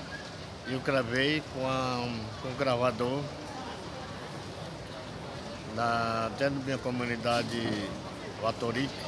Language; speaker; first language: Portuguese; non-native, local second language; Yanomámi